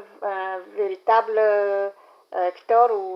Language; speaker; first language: French; non-native, learner; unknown